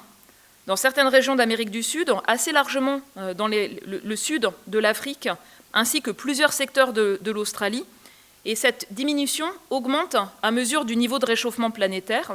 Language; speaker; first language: French; native; French